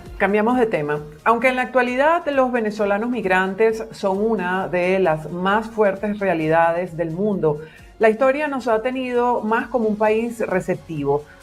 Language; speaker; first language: Spanish; native; Spanish